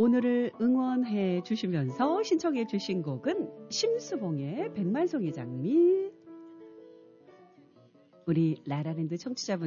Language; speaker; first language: Korean; native; Korean